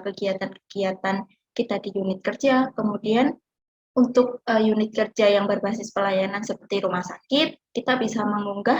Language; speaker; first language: Indonesian; native; Indonesian